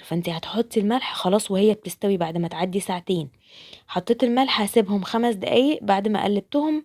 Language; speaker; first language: Arabic; native; Arabic